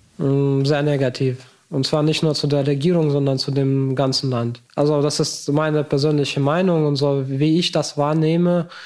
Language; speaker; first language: German; non-native, fluent; Ukrainian